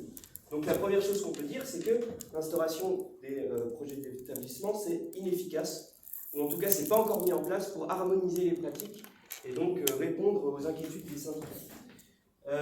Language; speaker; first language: French; native; French